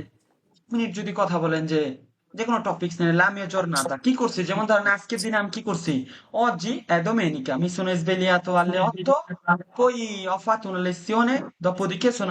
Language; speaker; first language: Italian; non-native, fluent; Bangla